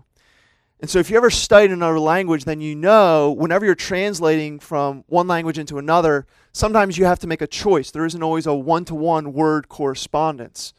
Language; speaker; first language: English; native; English